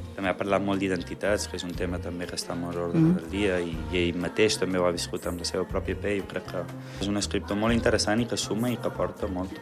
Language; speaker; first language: Catalan; native; Catalan